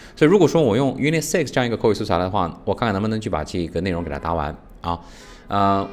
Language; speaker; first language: Chinese; native; Chinese